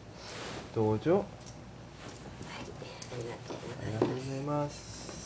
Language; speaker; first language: Japanese; non-native, learner; Korean